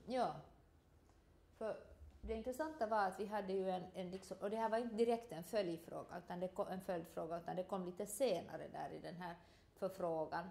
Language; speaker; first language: Swedish; native; Swedish